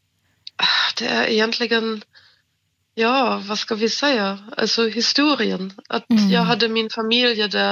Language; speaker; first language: Swedish; non-native, fluent; German